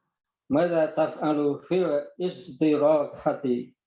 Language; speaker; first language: Arabic; non-native, learner; Indonesian